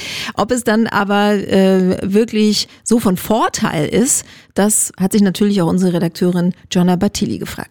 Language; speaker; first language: German; native; German